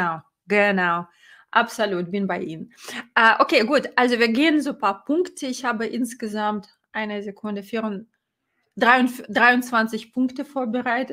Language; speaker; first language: German; non-native, fluent; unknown